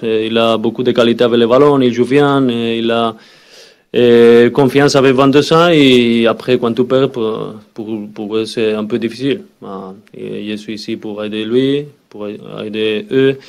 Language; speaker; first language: French; non-native, learner; Spanish